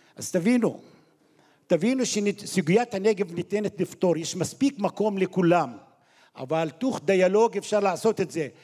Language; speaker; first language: Hebrew; non-native, local second language; Arabic